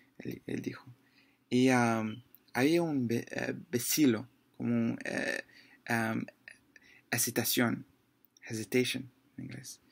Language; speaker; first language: Spanish; non-native, learner; English